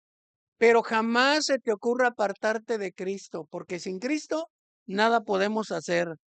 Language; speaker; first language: Spanish; native; Spanish